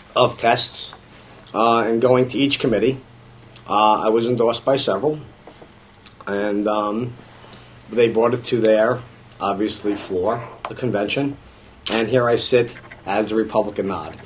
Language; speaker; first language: English; native; English